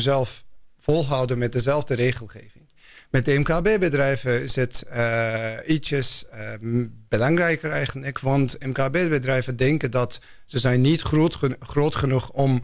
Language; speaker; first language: Dutch; non-native, fluent; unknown